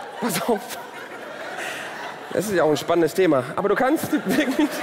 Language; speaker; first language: German; early bilingual, other home language; Turkish